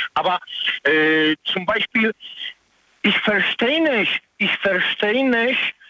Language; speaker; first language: German; non-native, learner; Polish